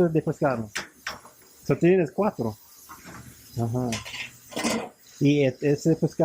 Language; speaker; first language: Spanish; non-native, learner; English